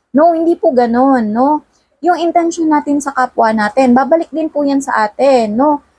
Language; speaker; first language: Filipino; non-native, local second language; Cebuano